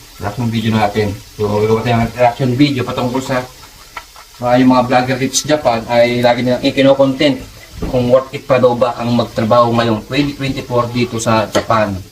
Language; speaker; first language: Filipino; native; Filipino